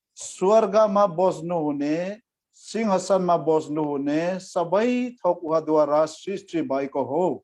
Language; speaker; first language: Nepali; non-native, fluent; Mizo